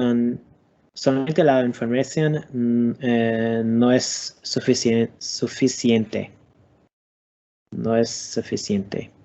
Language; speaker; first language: Spanish; non-native, learner; English